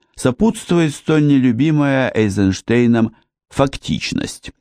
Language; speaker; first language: Russian; native; Russian